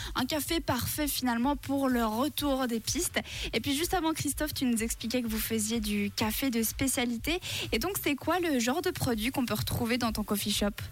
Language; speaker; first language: French; native; French